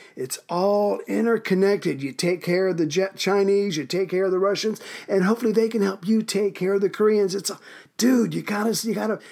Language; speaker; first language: English; native; English